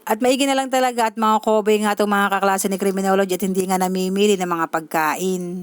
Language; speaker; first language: Filipino; native; Filipino